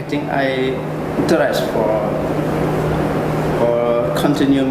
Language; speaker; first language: English; non-native, learner; Indonesian